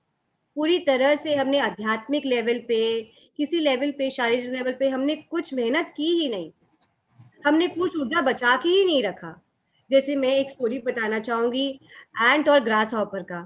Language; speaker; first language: Hindi; native; Hindi